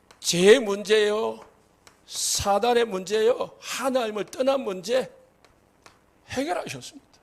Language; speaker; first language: Korean; native; Korean